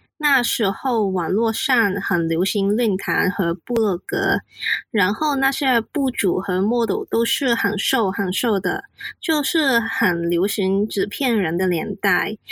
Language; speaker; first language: Chinese; non-native, local second language; Cantonese